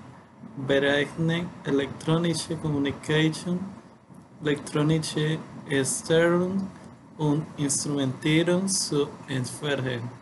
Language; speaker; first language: German; non-native, learner; Spanish